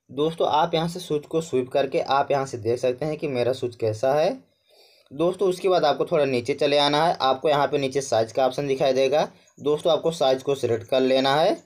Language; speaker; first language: Hindi; native; Hindi